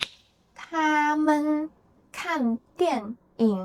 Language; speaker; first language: Chinese; non-native, fluent; Khmer